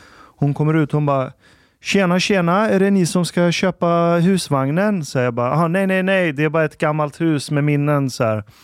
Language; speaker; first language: Swedish; early bilingual, other home language; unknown